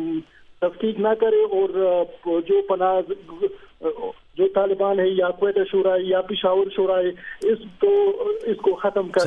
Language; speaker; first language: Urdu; non-native, fluent; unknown